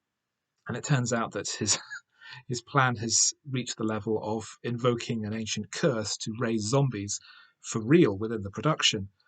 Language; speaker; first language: English; native; English